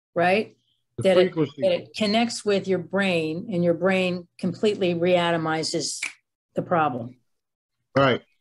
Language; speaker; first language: English; native; English